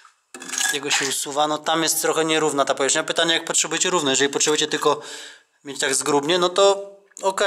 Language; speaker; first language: Polish; native; Polish